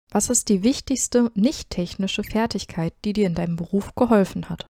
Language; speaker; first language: German; native; German